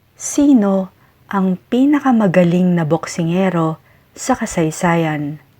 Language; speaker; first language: Filipino; native; Filipino